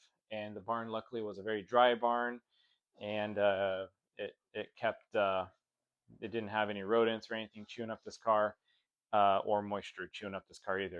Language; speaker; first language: English; native; English